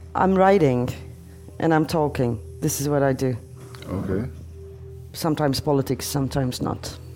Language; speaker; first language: English; non-native, fluent; Turkish